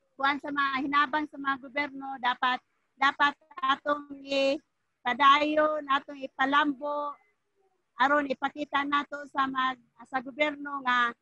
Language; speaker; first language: Cebuano; non-native, local second language; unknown